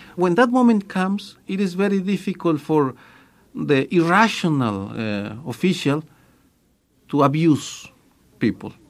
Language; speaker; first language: English; non-native, fluent; Spanish